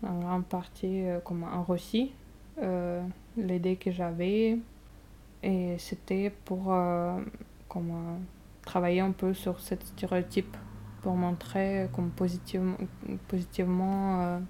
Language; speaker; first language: French; non-native, fluent; Russian